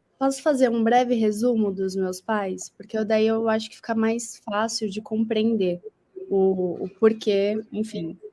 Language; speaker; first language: Portuguese; native; Portuguese